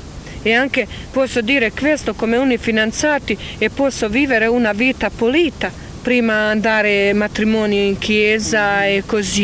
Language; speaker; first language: Italian; non-native, learner; Croatian